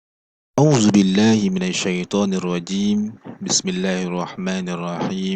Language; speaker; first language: Arabic; non-native, learner; Malay